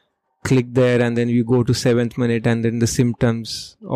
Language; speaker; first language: English; non-native, local second language; Marathi